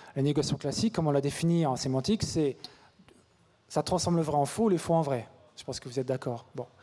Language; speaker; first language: French; native; French